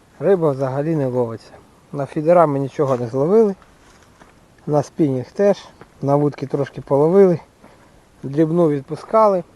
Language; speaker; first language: Ukrainian; native; Ukrainian